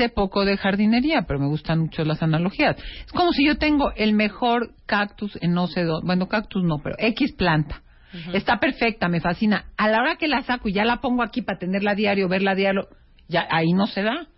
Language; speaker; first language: Spanish; native; Spanish